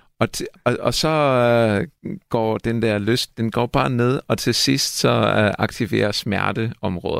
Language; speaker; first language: Danish; non-native, fluent; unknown